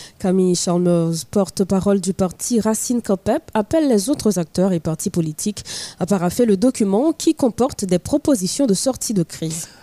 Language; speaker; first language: French; non-native, local second language; Haitian Creole